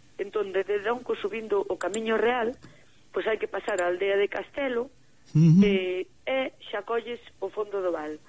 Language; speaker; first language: Galician; native; Galician